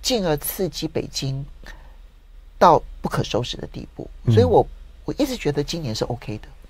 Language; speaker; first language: Chinese; native; Chinese